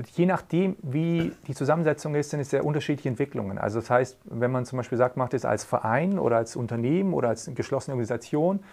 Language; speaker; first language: German; native; German